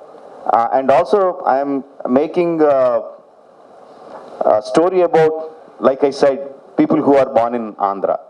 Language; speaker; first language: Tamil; non-native, local second language; Telugu